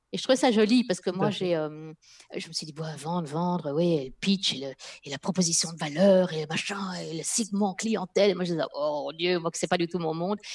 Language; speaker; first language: French; early bilingual, other home language; Dutch